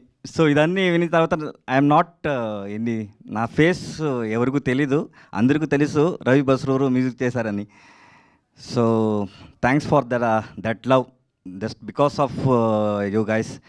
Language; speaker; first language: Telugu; non-native, learner; Kannada